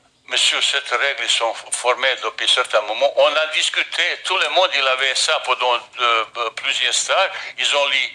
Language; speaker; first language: French; non-native, fluent; Bosnian